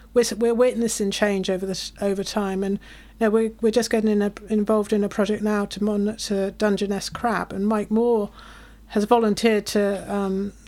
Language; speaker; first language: English; native; English